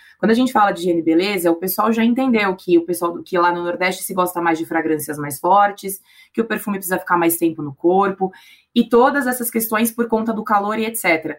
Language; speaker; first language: Portuguese; native; Portuguese